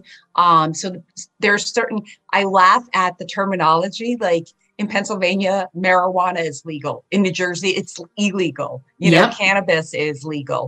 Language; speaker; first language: English; early bilingual, other home language; Polish